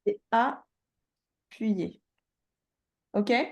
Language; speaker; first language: French; native; French